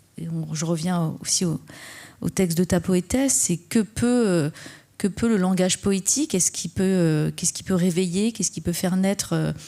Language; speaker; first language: French; native; French